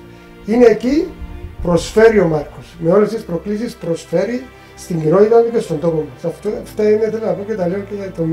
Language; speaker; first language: Greek; native; Greek